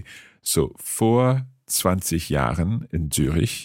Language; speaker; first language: German; non-native, learner; English